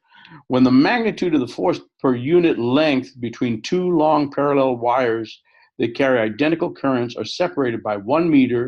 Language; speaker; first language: English; native; English